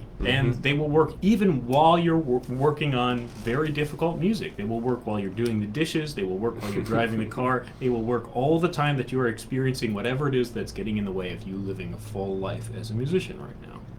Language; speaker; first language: English; native; English